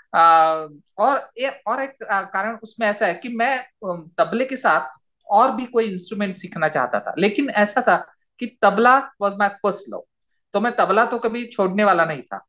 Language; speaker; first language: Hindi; non-native, local second language; Marathi